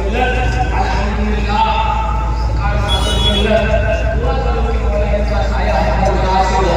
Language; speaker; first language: Urdu; native; Urdu